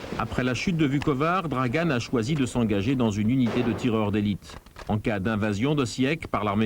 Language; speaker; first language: French; native; French